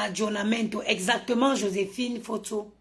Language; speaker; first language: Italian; non-native, learner; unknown